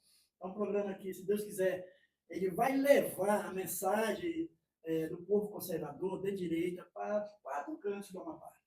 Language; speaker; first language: Portuguese; native; Portuguese